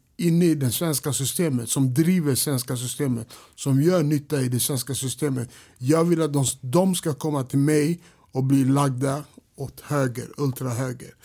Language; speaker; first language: Swedish; early bilingual, other home language; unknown